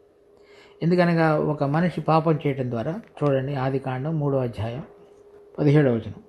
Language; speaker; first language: Telugu; native; Telugu